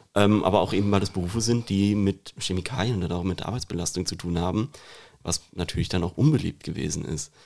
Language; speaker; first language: German; native; German